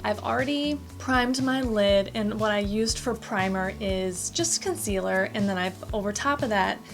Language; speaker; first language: English; native; English